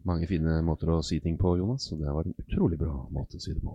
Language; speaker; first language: Norwegian; native; Norwegian